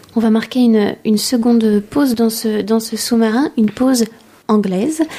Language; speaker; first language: French; native; French